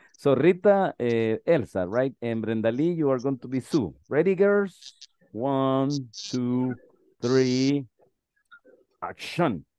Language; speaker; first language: English; non-native, fluent; Spanish